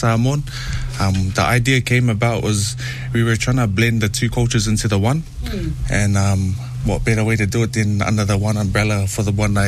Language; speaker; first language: English; native; English